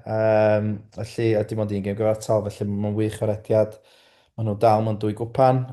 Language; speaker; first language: Welsh; native; Welsh